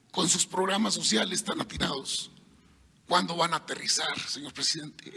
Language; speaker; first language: Spanish; native; Spanish